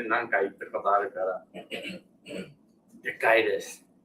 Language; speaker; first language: Japanese; non-native, fluent; English